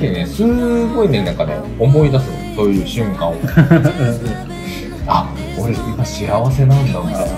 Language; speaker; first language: Japanese; native; Japanese